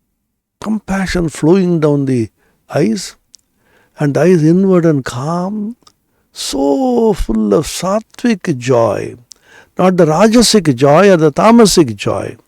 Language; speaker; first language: English; non-native, local second language; Bangla